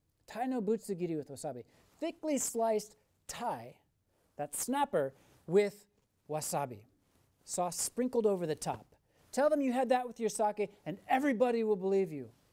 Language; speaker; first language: English; native; English